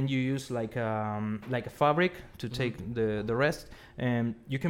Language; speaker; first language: English; non-native, fluent; Spanish